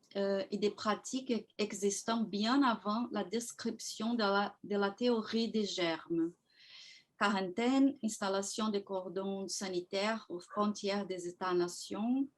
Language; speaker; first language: French; non-native, fluent; Portuguese